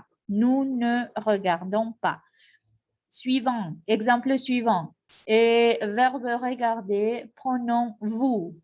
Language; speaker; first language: French; non-native, fluent; Spanish